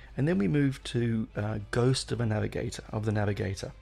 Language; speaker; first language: English; native; English